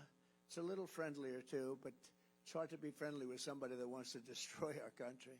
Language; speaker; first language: English; native; English